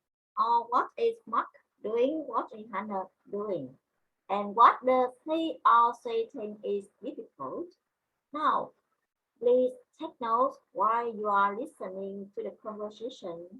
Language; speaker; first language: English; non-native, fluent; Vietnamese